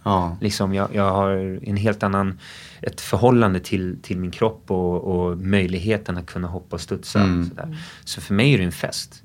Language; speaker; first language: Swedish; early bilingual, other home language; English